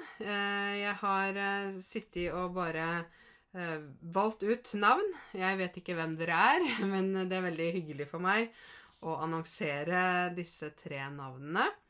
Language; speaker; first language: Norwegian; native; Norwegian